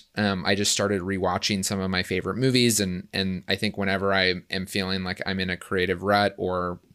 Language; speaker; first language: English; native; English